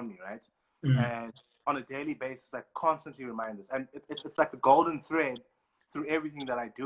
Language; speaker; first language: English; non-native, local second language; Xhosa